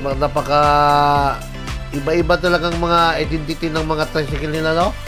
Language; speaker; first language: Filipino; non-native, local second language; Cebuano